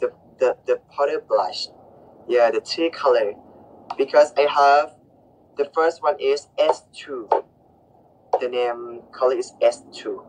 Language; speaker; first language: English; non-native, learner; Thai